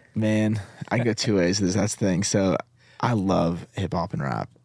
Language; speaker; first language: English; native; English